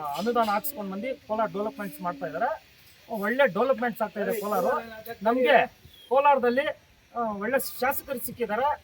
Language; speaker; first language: Kannada; non-native, local second language; Urdu